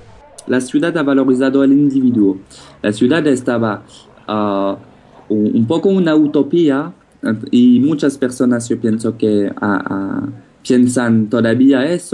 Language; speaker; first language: Spanish; non-native, fluent; French